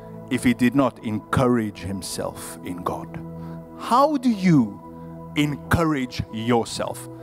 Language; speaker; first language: English; non-native, local second language; Afrikaans